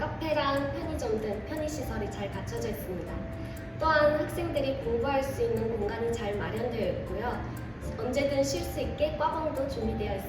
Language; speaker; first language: Korean; non-native, fluent; Mongolian